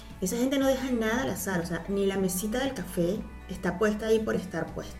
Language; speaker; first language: Spanish; native; Spanish